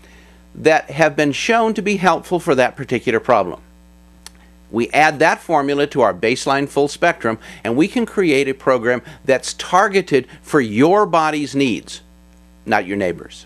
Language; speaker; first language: English; native; English